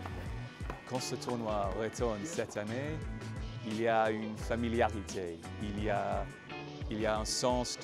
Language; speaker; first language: French; non-native, fluent; English